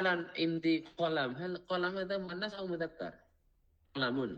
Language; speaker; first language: Arabic; non-native, fluent; Indonesian